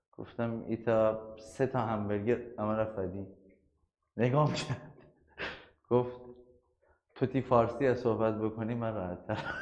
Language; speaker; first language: Persian; native; Persian